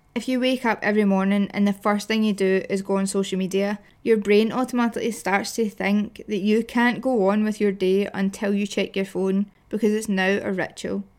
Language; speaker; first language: English; native; English